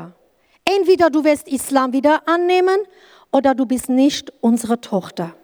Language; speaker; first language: German; non-native, learner; Kurdish